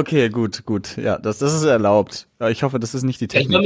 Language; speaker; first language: German; native; German